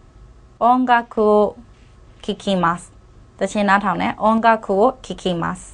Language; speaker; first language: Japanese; non-native, fluent; Burmese